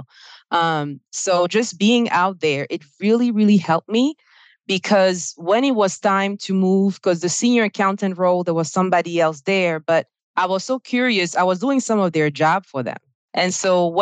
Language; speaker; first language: English; non-native, fluent; French